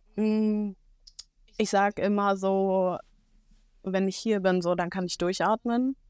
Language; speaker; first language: German; native; German